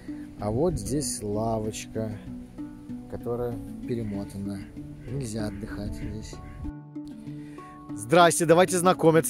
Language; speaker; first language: Russian; native; Russian